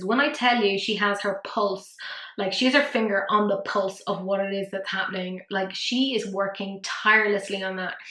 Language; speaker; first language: English; native; English